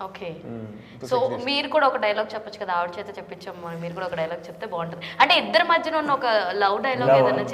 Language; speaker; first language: Telugu; native; Telugu